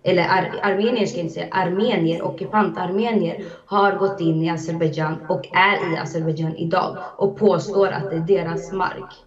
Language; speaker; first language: Swedish; early bilingual, other home language; Azerbaijani